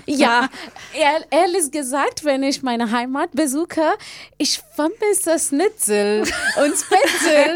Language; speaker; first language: German; non-native, learner; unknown